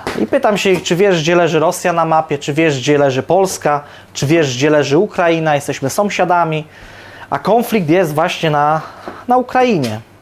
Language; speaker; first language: Polish; native; Polish